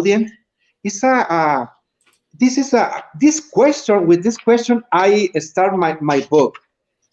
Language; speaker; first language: English; non-native, learner; Spanish